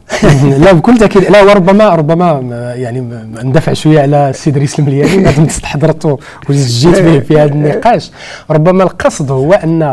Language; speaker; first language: Arabic; native; Arabic